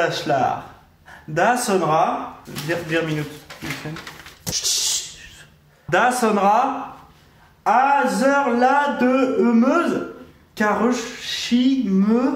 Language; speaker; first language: Turkish; non-native, learner; French